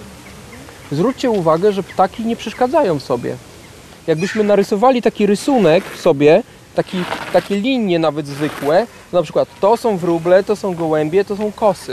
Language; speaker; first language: Polish; native; Polish